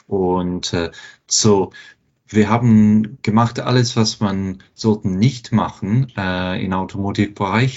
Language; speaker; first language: German; non-native, fluent; English